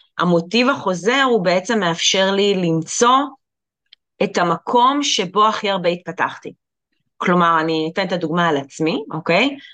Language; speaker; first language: Hebrew; early bilingual, other home language; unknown